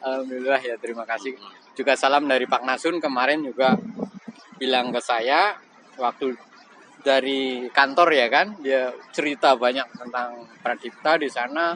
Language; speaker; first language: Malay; non-native, local second language; Javanese